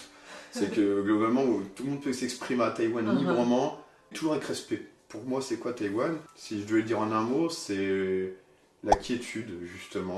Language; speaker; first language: French; native; French